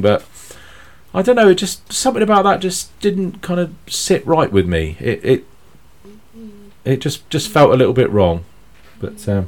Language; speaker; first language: English; native; English